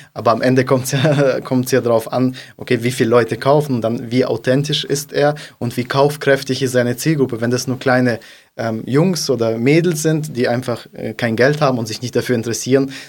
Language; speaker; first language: German; non-native, fluent; Russian